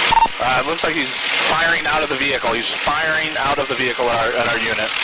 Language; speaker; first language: English; native; English